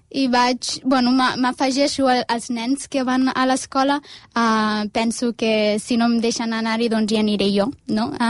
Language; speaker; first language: Catalan; early bilingual, other home language; Amharic